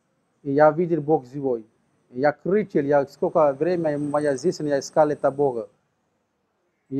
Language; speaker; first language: Russian; non-native, learner; Sinhala